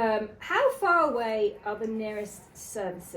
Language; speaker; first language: English; native; English